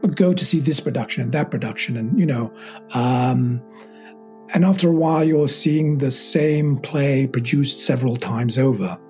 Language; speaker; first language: English; native; English